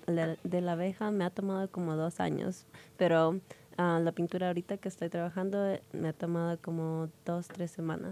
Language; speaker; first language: Spanish; early bilingual, heritage; Spanish